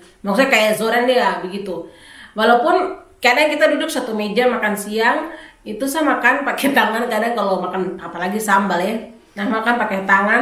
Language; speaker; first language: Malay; non-native, fluent; German